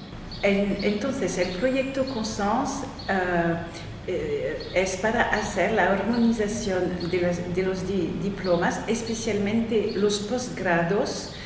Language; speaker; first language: Spanish; non-native, fluent; French